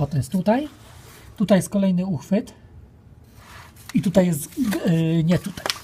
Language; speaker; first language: Polish; native; Polish